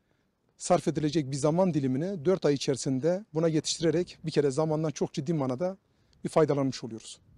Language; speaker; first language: Turkish; native; Turkish